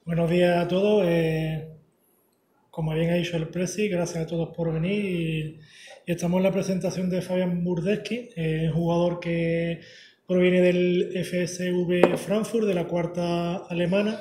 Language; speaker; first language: Spanish; native; Spanish